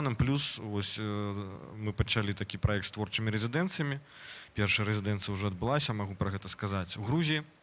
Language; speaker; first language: Belarusian; non-native, local second language; Russian